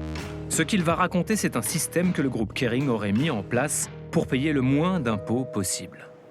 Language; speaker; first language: French; native; French